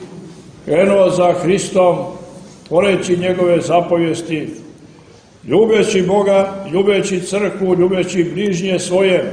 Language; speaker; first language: Croatian; native; Croatian